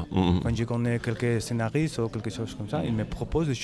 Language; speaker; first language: French; non-native, learner; Spanish